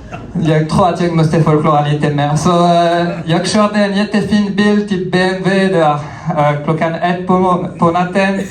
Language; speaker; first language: Swedish; non-native, fluent; French